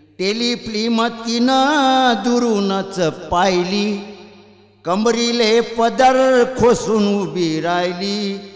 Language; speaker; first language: Marathi; native; Marathi